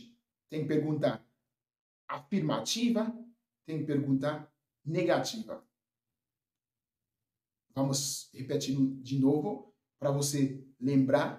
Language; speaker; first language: Portuguese; non-native, fluent; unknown